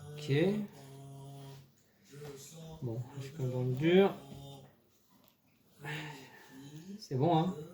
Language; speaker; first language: French; native; French